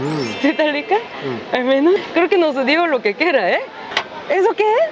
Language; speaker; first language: Spanish; native; Spanish